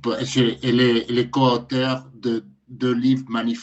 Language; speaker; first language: French; non-native, fluent; Spanish